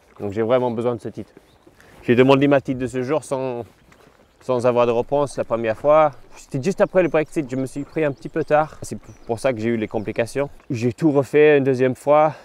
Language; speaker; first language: French; non-native, fluent; English